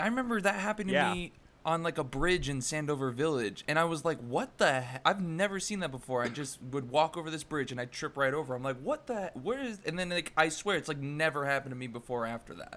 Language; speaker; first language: English; native; English